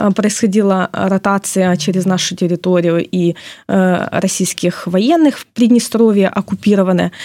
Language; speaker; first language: Russian; non-native, local second language; Ukrainian